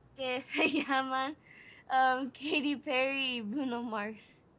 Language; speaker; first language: Spanish; early bilingual, heritage; Spanish